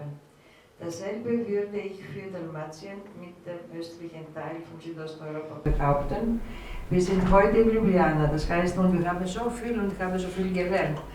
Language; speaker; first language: German; non-native, fluent; Greek